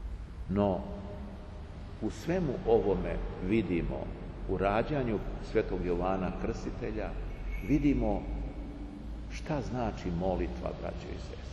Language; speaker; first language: Serbian; native; Serbian